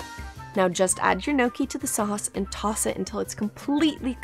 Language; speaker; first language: English; native; English